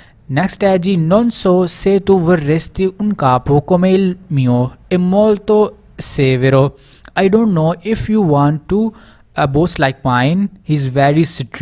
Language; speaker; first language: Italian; non-native, fluent; Urdu